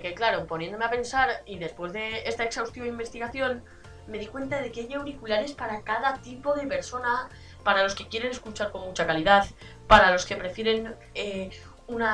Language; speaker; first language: Spanish; native; Spanish